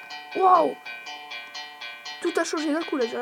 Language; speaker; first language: French; native; French